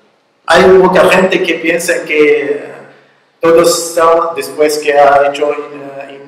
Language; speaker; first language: Spanish; non-native, learner; Arabic